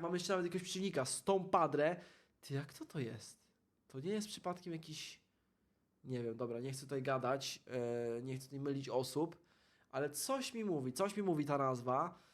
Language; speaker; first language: Polish; native; Polish